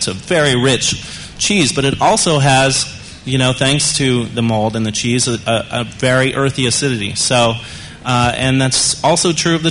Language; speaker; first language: English; native; English